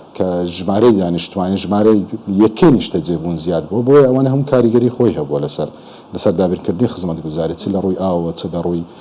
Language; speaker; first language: Central Kurdish; native; Central Kurdish